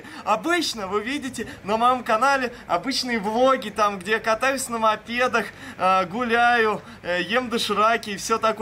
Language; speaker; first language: Russian; native; Russian